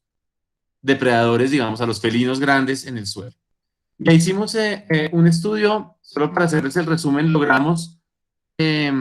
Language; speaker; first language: Spanish; native; Spanish